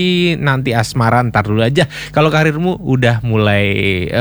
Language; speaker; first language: Indonesian; native; Indonesian